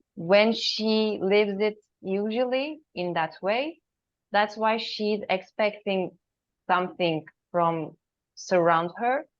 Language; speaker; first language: English; non-native, learner; Turkish